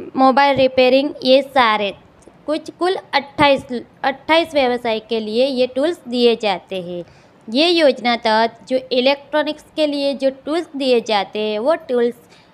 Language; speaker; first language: Hindi; non-native, local second language; Gujarati